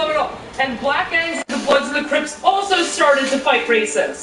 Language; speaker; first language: English; native; English